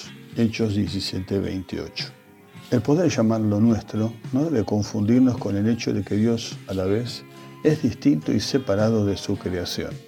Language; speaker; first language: Spanish; native; Spanish